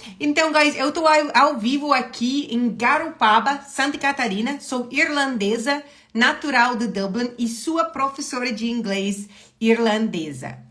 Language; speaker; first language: Portuguese; non-native, fluent; English